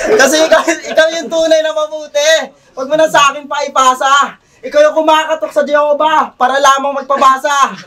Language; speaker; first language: Filipino; native; Filipino